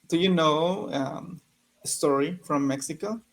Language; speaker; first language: English; non-native, learner; Spanish